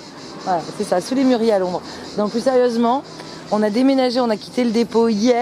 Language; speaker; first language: French; native; French